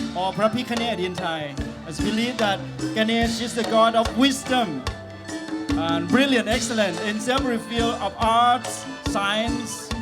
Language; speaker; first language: English; non-native, fluent; Thai